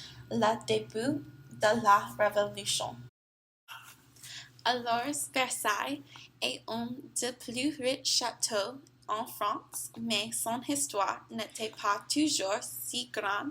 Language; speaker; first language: French; non-native, learner; English